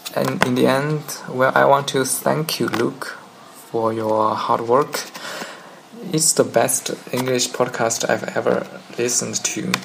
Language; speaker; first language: English; non-native, fluent; Chinese